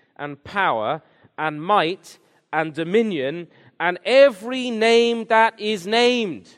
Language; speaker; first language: English; native; English